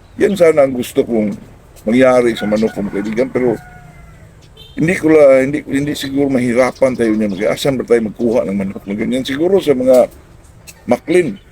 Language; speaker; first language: Filipino; non-native, local second language; Cebuano